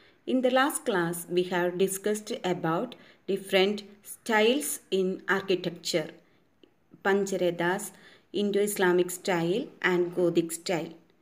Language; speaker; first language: English; non-native, local second language; Malayalam